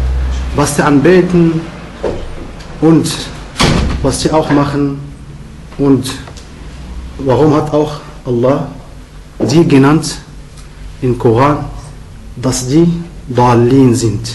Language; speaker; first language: German; non-native, learner; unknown